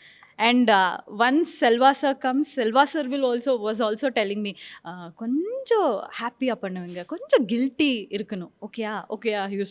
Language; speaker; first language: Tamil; non-native, learner; Kannada